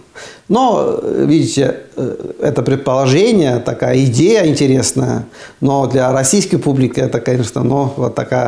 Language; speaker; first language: Russian; non-native, fluent; Estonian